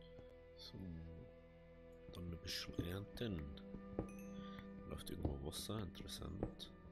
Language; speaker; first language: German; native; German